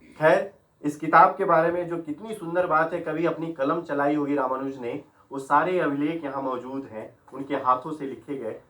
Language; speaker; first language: Hindi; native; Hindi